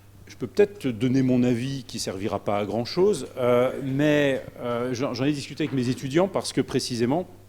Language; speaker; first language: French; native; French